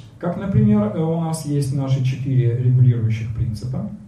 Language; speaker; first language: Russian; native; Russian